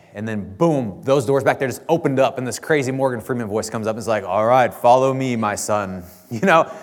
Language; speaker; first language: English; native; English